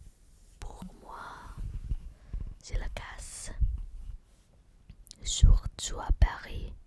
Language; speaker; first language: French; non-native, learner; English